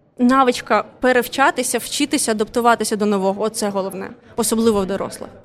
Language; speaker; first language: Ukrainian; non-native, local second language; Russian